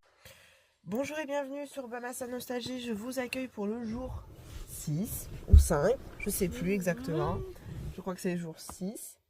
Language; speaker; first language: French; native; French